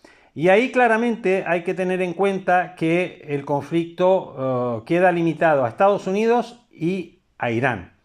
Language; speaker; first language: Spanish; native; Spanish